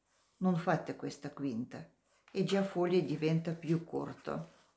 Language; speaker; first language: Italian; non-native, learner; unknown